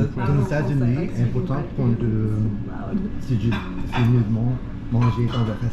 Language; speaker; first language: French; non-native, learner; Spanish